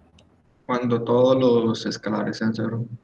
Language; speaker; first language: Spanish; native; Spanish